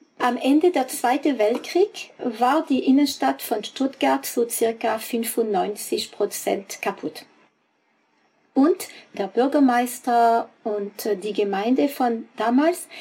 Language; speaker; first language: German; non-native, fluent; French